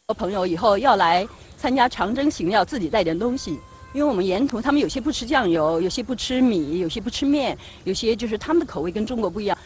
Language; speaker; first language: Chinese; native; Chinese